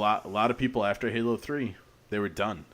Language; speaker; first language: English; native; English